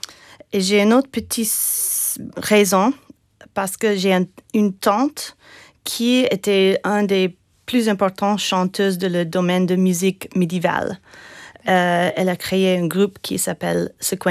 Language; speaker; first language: French; non-native, fluent; English